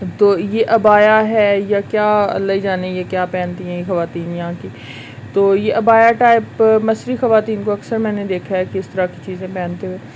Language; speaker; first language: Urdu; native; Urdu